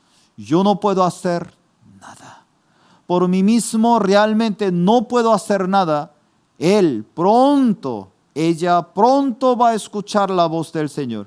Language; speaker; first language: Spanish; non-native, fluent; Korean